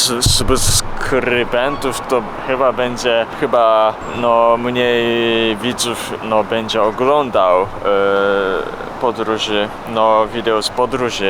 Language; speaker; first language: Polish; non-native, learner; Japanese